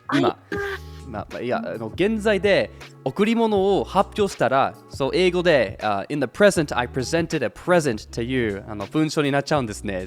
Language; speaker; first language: Japanese; non-native, fluent; English